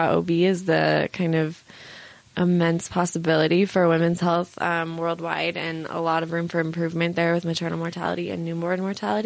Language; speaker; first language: English; native; English